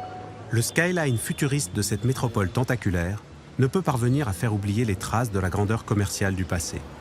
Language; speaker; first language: French; native; French